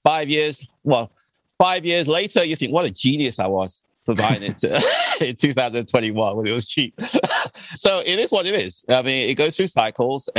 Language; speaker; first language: English; native; English